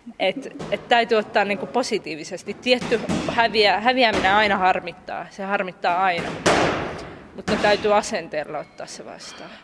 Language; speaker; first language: Finnish; early bilingual, other home language; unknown